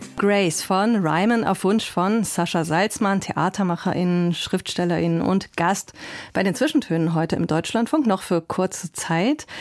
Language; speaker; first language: German; native; German